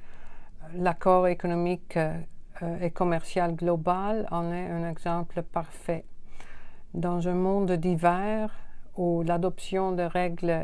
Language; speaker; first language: French; non-native, fluent; Dutch